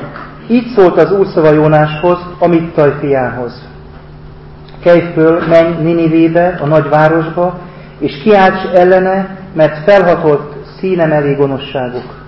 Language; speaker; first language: Hungarian; native; Hungarian